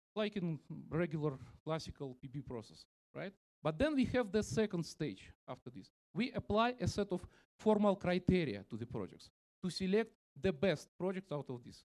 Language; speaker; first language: English; non-native, fluent; Russian